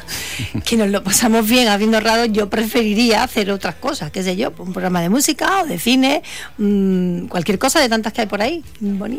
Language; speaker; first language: Spanish; native; Spanish